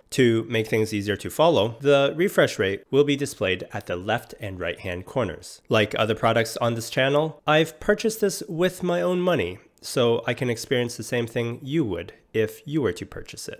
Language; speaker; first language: English; native; English